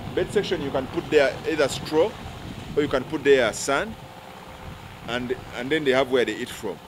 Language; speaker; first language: English; non-native, local second language; Ganda